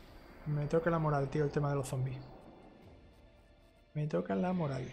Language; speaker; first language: Spanish; native; Spanish